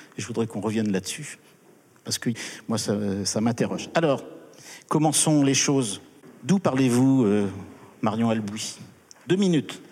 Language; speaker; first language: French; native; French